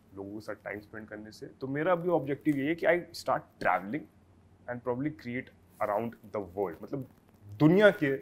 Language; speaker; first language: Hindi; native; Hindi